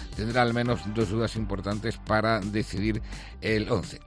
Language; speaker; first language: Spanish; native; Spanish